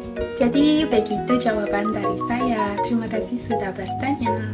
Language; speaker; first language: Indonesian; non-native, fluent; Malagasy